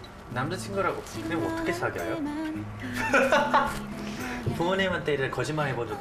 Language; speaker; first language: Korean; non-native, fluent; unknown